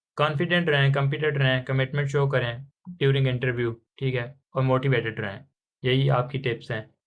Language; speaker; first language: Urdu; non-native, local second language; Punjabi